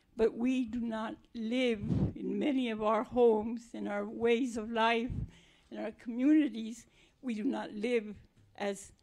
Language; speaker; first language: English; native; English